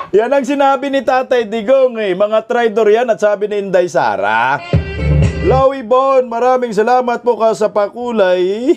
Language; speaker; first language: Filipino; non-native, local second language; Cebuano